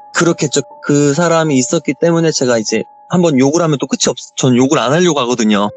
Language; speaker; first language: Korean; native; Korean